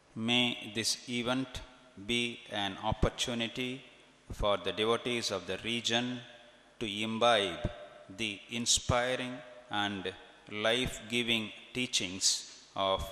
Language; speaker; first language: English; non-native, local second language; Tamil